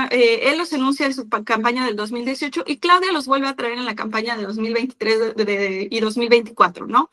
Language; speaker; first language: Spanish; native; Spanish